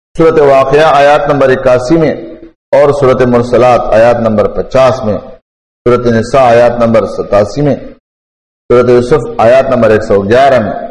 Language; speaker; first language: Urdu; non-native, local second language; Pashto